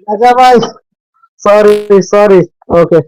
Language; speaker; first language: Hindi; non-native, learner; Bangla